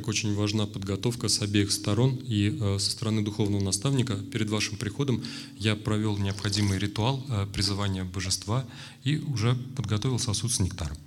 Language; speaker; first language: Russian; native; Russian